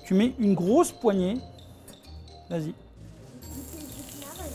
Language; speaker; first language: French; native; French